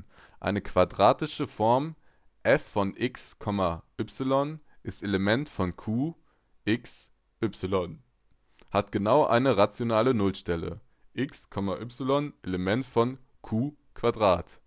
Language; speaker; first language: German; native; German